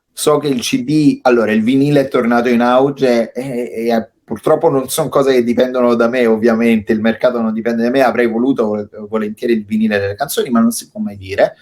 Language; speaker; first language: Italian; native; Italian